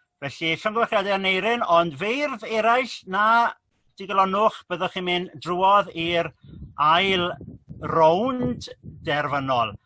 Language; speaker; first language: Welsh; native; Welsh